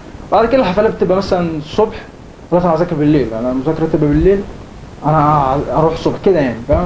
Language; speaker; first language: Arabic; native; Arabic